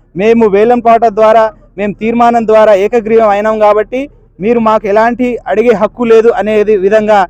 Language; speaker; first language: Telugu; native; Telugu